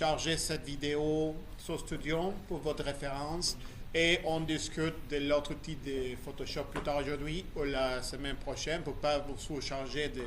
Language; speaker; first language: French; non-native, fluent; Spanish